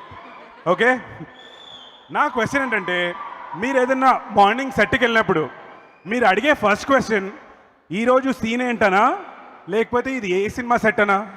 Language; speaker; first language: Telugu; native; Telugu